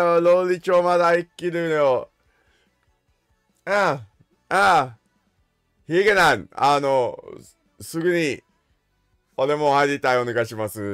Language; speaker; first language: Japanese; non-native, learner; English